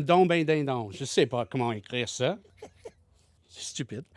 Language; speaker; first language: French; non-native, learner; English